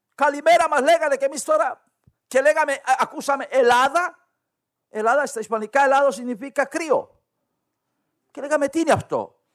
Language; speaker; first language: Greek; non-native, learner; Spanish